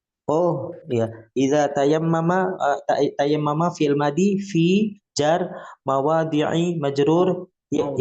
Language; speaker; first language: Arabic; non-native, learner; Indonesian